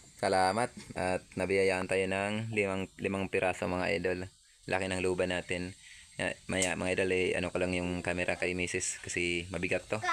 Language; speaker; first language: Filipino; non-native, local second language; Waray